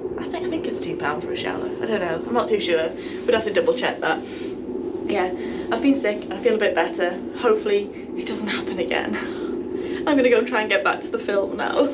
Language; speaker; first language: English; native; English